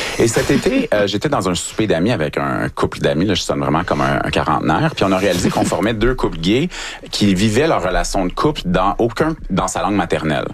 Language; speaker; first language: French; native; French